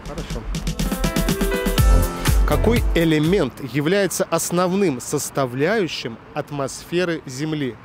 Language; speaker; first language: Russian; native; Russian